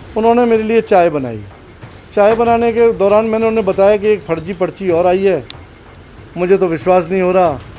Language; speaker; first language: Hindi; native; Hindi